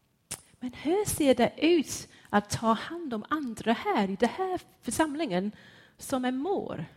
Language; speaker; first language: Swedish; non-native, fluent; English